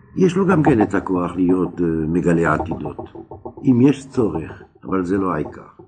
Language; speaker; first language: Hebrew; non-native, fluent; French